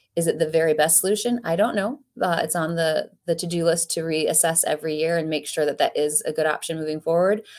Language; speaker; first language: English; native; English